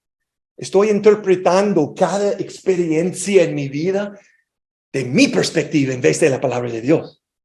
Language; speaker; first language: Spanish; non-native, fluent; English